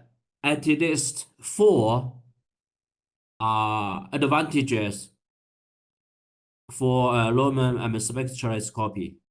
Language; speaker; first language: English; non-native, learner; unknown